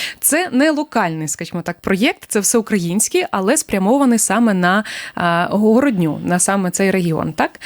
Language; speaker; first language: Ukrainian; native; Ukrainian